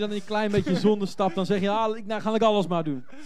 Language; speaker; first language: Dutch; native; Dutch